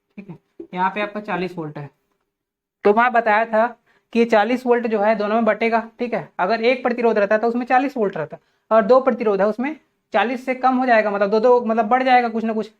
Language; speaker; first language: Hindi; native; Hindi